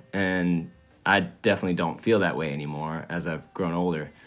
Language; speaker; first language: English; early bilingual, other home language; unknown